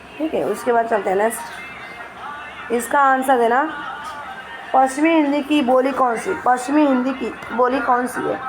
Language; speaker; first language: Hindi; native; Hindi